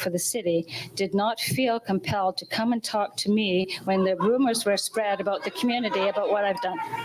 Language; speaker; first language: English; native; English